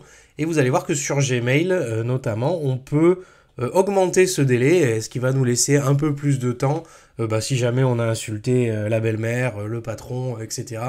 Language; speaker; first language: French; native; French